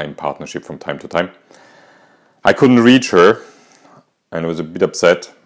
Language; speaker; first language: English; non-native, fluent; German